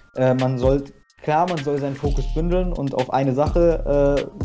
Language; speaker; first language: German; early bilingual, other home language; English